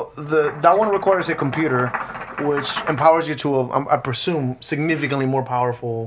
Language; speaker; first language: English; non-native, fluent; Spanish